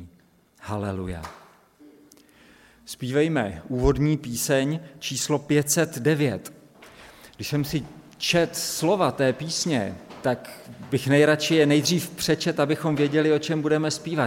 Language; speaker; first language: Czech; native; Czech